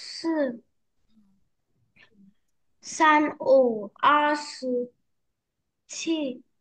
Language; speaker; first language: Chinese; non-native, fluent; Vietnamese